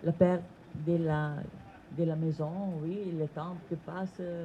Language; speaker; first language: French; non-native, learner; Italian